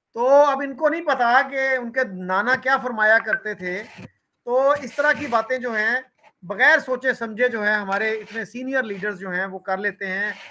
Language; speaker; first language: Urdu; non-native, local second language; Punjabi